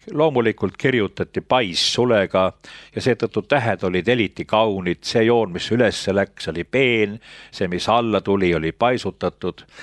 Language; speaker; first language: Estonian; native; Estonian